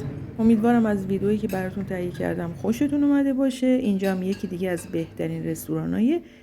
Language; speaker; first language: Persian; native; Persian